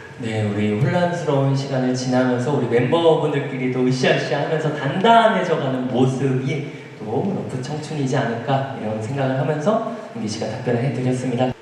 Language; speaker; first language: Korean; native; Korean